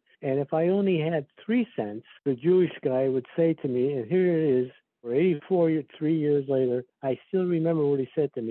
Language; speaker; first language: English; early bilingual, other home language; Slovak